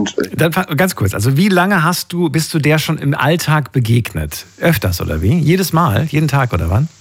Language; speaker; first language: German; native; German